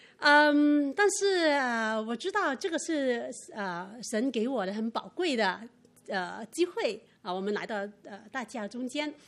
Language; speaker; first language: Chinese; non-native, local second language; Cantonese